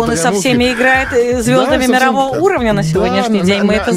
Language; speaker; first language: Russian; native; Russian